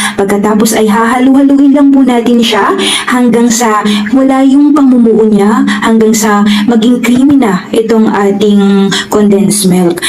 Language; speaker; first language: Filipino; non-native, local second language; Waray